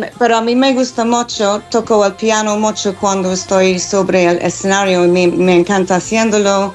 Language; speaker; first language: Spanish; non-native, learner; English